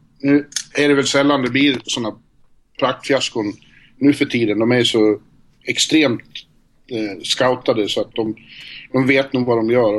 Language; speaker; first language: Swedish; native; Swedish